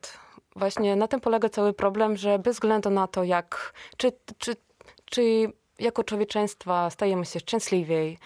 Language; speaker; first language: Polish; non-native, fluent; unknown